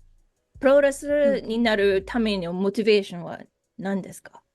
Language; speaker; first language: Japanese; non-native, fluent; English